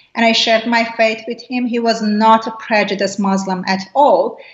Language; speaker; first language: English; non-native, fluent; Persian